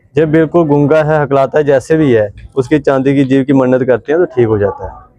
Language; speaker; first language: Hindi; non-native, local second language; Dogri